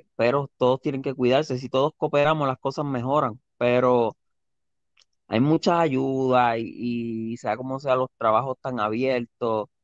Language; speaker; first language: Spanish; native; Spanish